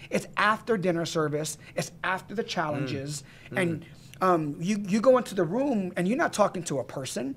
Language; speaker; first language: English; native; English